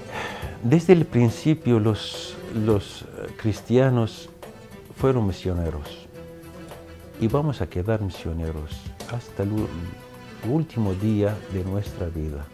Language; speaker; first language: Spanish; non-native, fluent; Arabic